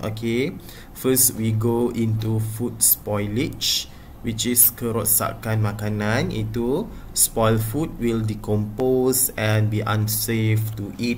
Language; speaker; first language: English; non-native, local second language; Malay